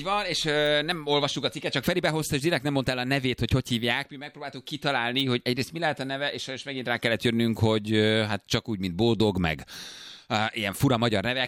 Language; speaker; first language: Hungarian; native; Hungarian